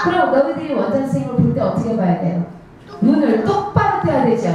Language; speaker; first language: Korean; native; Korean